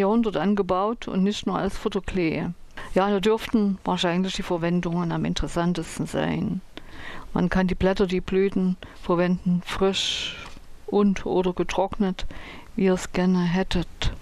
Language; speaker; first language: German; native; German